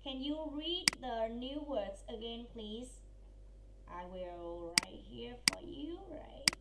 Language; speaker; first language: English; non-native, fluent; Vietnamese